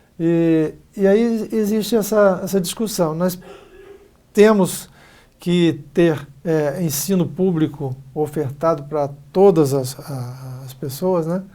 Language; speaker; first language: Portuguese; native; Portuguese